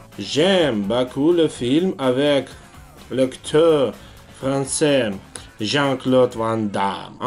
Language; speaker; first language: French; non-native, learner; Russian